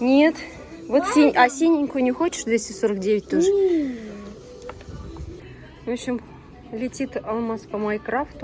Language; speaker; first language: Russian; native; Russian